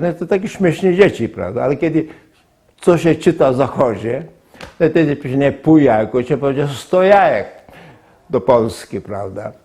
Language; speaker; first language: Polish; non-native, fluent; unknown